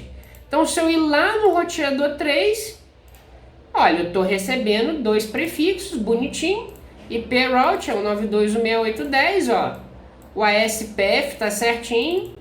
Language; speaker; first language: Portuguese; native; Portuguese